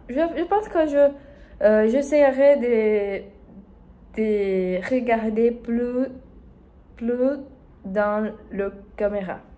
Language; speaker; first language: French; non-native, learner; Spanish